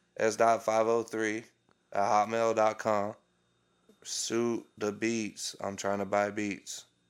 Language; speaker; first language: English; native; English